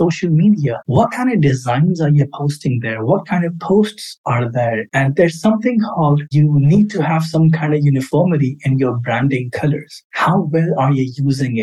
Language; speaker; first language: English; non-native, local second language; Urdu